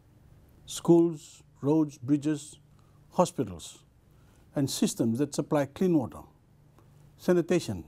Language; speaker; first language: English; non-native, local second language; Fijian